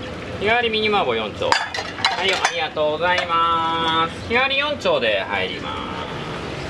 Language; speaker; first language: Japanese; native; Japanese